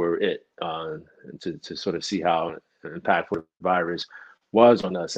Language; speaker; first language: English; native; English